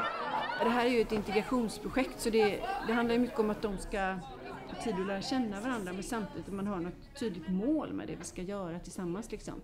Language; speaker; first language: Swedish; native; Swedish